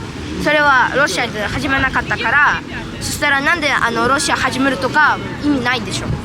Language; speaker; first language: Japanese; non-native, learner; Russian